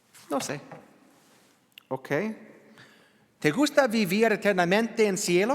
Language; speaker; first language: Spanish; non-native, learner; English